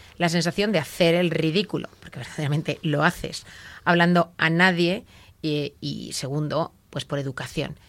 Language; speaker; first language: Spanish; native; Spanish